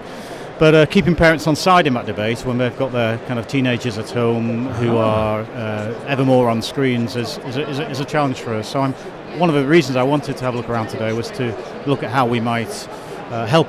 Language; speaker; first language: English; native; English